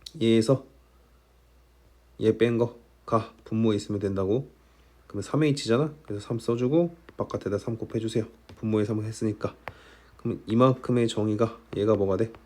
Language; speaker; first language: Korean; native; Korean